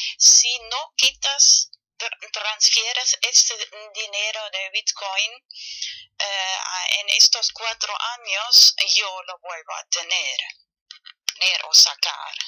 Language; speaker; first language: Spanish; non-native, fluent; German